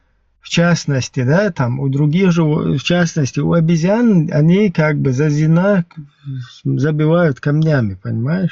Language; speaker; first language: Russian; native; Russian